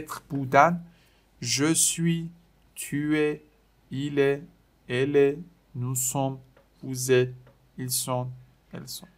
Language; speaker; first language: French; non-native, fluent; Persian